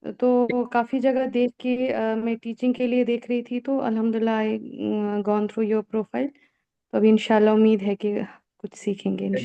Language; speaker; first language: Hindi; non-native, local second language; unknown